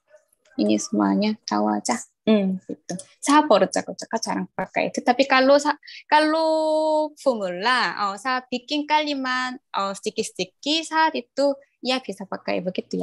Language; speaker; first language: Indonesian; non-native, learner; Korean